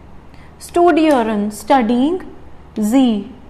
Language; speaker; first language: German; non-native, learner; Hindi